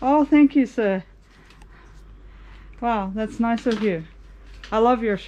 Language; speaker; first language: English; native; English